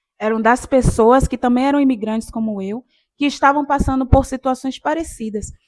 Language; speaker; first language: Portuguese; native; Portuguese